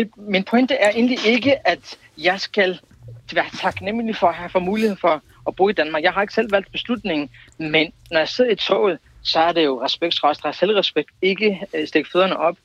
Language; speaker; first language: Danish; early bilingual, other home language; Kurdish